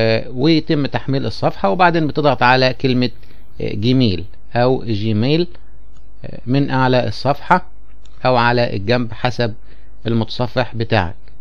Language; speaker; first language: Arabic; native; Arabic